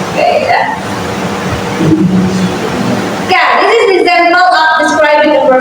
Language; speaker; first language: English; non-native, fluent; Indonesian